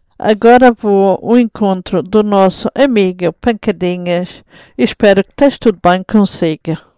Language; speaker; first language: Portuguese; native; Portuguese